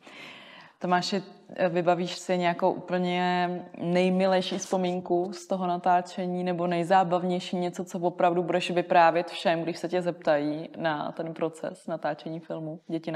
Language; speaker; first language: Czech; native; Czech